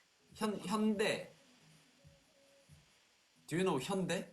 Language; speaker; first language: English; non-native, learner; Korean